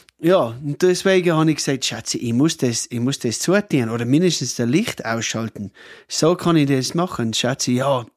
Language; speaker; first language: German; non-native, fluent; English